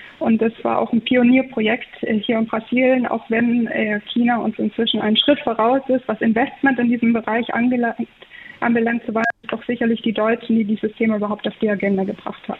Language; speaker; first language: German; native; German